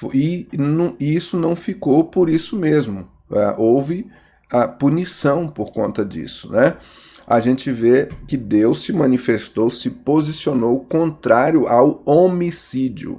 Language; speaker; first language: Portuguese; native; Portuguese